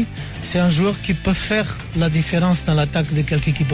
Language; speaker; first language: French; non-native, fluent; Portuguese